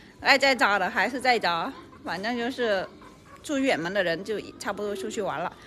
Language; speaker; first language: Chinese; non-native, fluent; Vietnamese